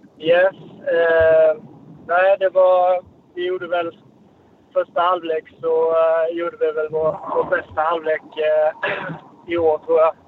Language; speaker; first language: Swedish; native; Swedish